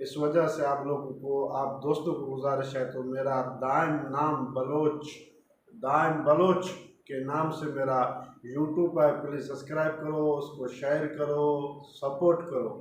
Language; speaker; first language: Hindi; non-native, local second language; Baluchi